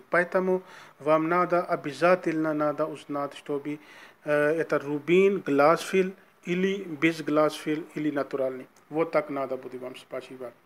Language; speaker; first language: Russian; non-native, learner; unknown